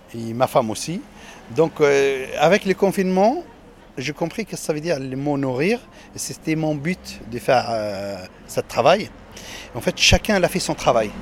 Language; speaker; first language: French; non-native, local second language; Arabic